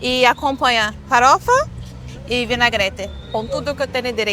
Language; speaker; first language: Portuguese; non-native, fluent; Spanish